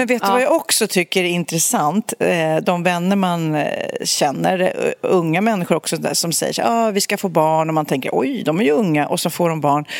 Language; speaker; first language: Swedish; native; Swedish